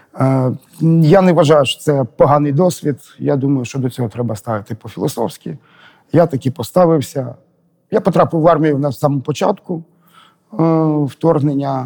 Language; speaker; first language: Ukrainian; native; Ukrainian